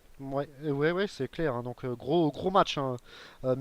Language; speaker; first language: French; native; French